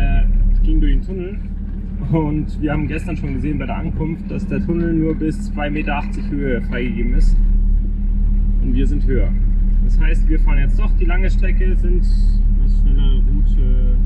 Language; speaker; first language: German; native; German